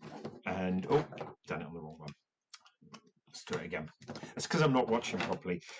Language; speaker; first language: English; native; English